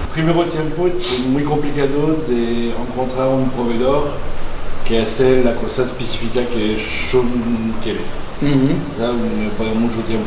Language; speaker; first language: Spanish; non-native, learner; French